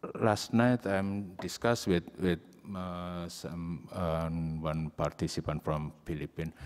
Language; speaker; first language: English; non-native, learner; Indonesian